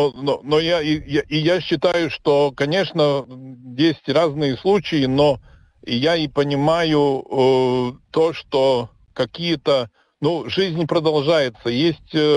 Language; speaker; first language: Russian; non-native, local second language; Latvian